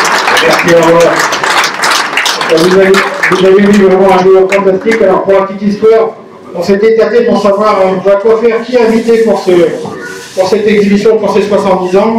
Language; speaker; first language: French; native; French